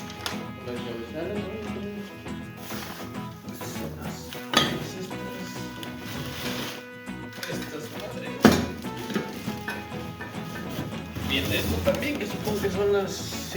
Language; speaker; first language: Spanish; native; Spanish